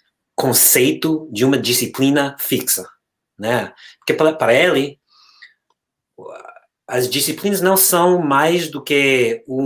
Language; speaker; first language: Portuguese; non-native, fluent; English